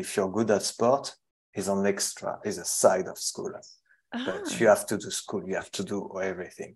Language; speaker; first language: English; non-native, learner; French